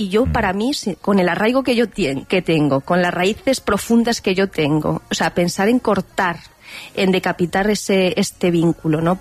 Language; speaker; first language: Spanish; native; Spanish